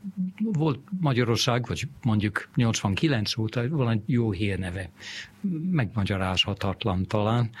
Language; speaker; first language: Hungarian; non-native, fluent; English